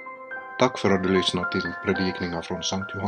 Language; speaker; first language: Swedish; native; Swedish